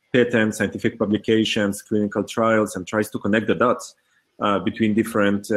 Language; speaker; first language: English; early bilingual, other home language; Hebrew